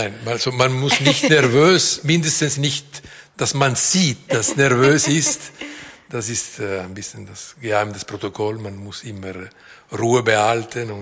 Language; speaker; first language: German; non-native, local second language; French